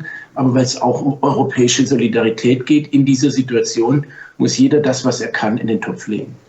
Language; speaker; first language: German; native; German